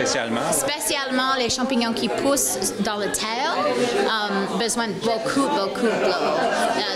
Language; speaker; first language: French; non-native, local second language; English